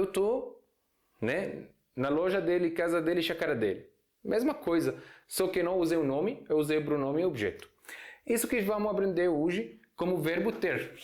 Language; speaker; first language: Portuguese; non-native, fluent; Arabic